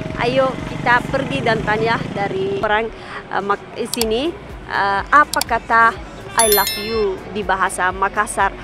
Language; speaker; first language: Indonesian; non-native, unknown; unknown